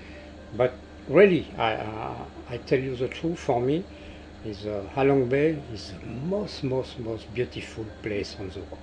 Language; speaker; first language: English; non-native, learner; French